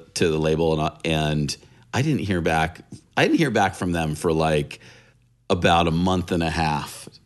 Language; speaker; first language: English; native; English